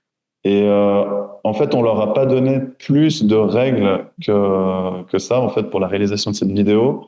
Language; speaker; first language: French; native; French